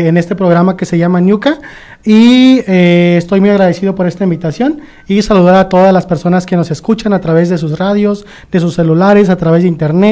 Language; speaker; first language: Spanish; non-native, local second language; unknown